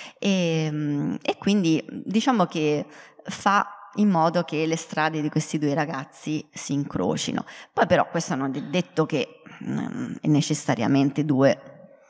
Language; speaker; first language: Italian; native; Italian